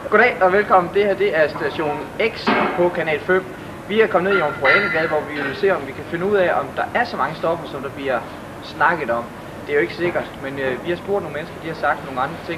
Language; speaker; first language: Danish; native; Danish